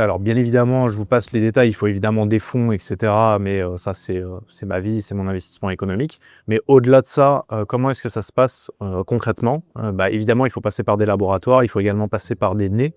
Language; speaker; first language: French; native; French